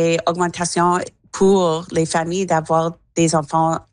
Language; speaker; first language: French; non-native, learner; English